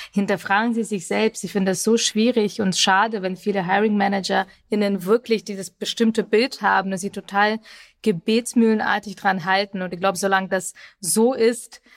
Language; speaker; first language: German; early bilingual, other home language; Russian